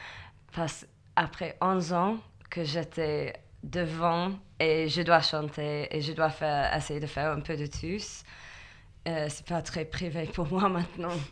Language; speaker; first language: French; non-native, learner; English